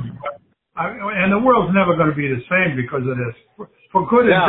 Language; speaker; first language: English; native; English